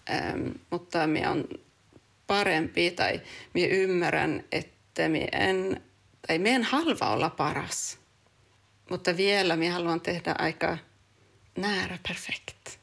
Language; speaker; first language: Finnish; early bilingual, heritage; Finnish